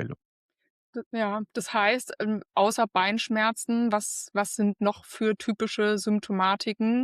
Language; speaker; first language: German; native; German